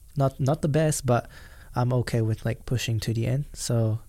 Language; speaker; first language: English; non-native, fluent; Japanese